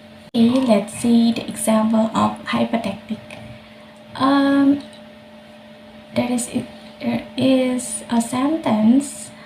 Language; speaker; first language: English; non-native, learner; Indonesian